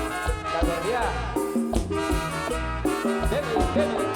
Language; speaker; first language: Spanish; native; Spanish